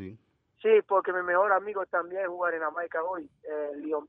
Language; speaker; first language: Spanish; non-native, learner; English